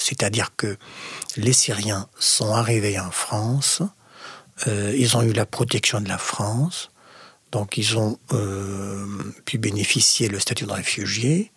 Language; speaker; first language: French; non-native, fluent; Arabic